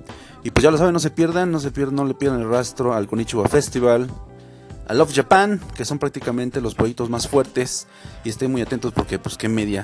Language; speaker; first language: Spanish; native; Spanish